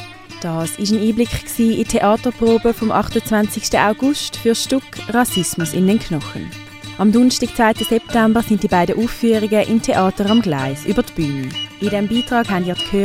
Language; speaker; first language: German; native; German